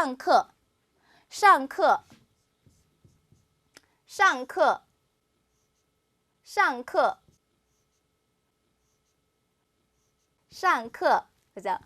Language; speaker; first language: Chinese; non-native, fluent; Korean